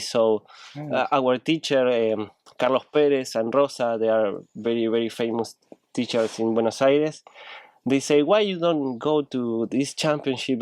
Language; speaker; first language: English; non-native, learner; Spanish